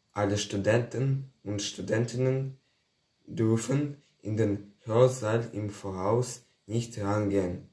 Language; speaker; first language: German; non-native, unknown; Ukrainian